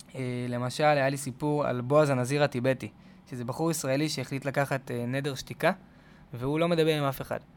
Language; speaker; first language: Hebrew; native; Hebrew